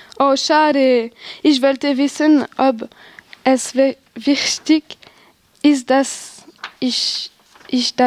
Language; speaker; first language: German; non-native, learner; French